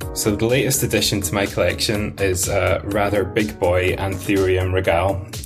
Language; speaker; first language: English; native; English